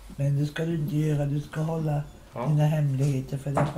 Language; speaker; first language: Swedish; non-native, local second language; Romany